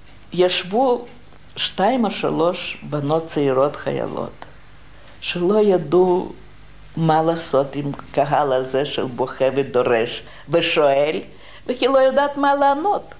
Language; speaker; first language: Hebrew; non-native, fluent; Russian